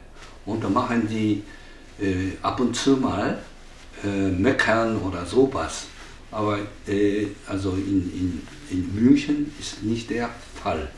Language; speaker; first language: German; non-native, fluent; Japanese